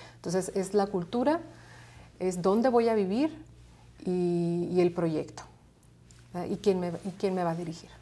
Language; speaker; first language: Spanish; native; Spanish